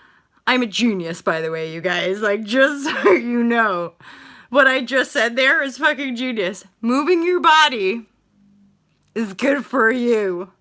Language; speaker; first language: English; native; English